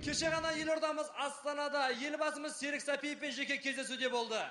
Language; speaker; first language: Kazakh; native; Kazakh